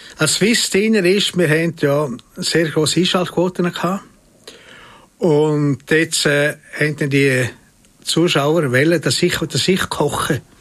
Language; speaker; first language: German; native; German